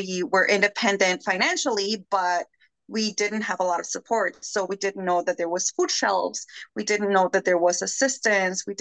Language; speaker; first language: English; early bilingual, other home language; Spanish